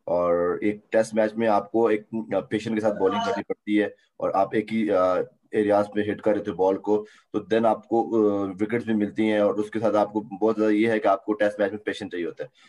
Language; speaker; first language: Urdu; native; Urdu